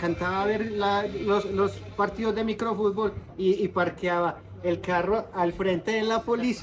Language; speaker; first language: Spanish; native; Spanish